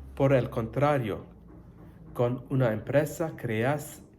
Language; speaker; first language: Spanish; non-native, learner; English